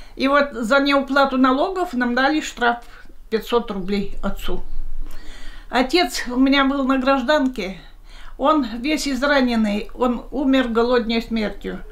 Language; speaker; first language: Russian; native; Russian